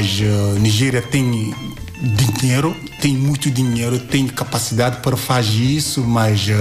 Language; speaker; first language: Portuguese; non-native, learner; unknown